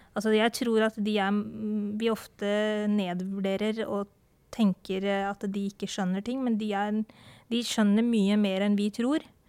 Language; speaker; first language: Norwegian; early bilingual, other home language; Urdu